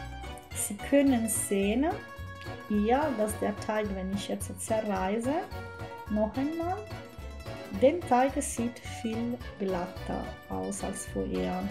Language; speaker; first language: German; non-native, fluent; Italian